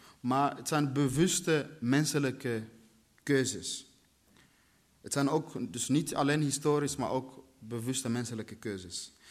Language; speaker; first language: Dutch; early bilingual, other home language; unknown